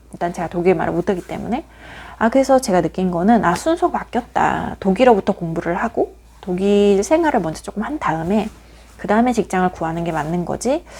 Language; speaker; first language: Korean; native; Korean